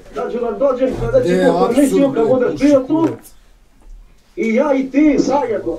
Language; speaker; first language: Bosnian; non-native, local second language; Albanian